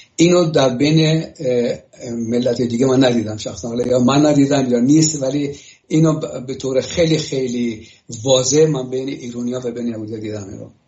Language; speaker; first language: Persian; native; Persian